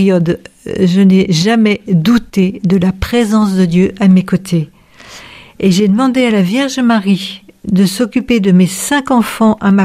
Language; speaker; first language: French; native; French